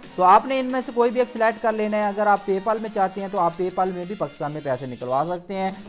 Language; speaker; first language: Urdu; native; Urdu